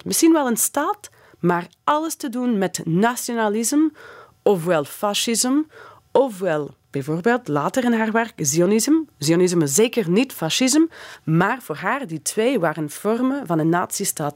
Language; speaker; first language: Dutch; non-native, fluent; English